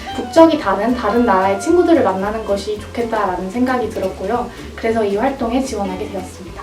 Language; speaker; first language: Korean; native; Korean